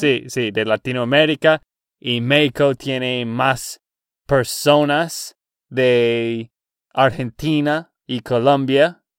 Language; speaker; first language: Spanish; non-native, learner; English